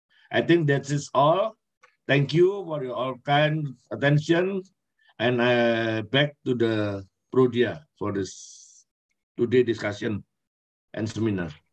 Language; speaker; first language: English; non-native, fluent; Indonesian